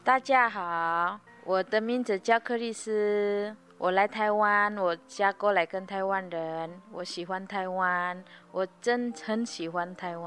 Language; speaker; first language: Chinese; non-native, learner; Indonesian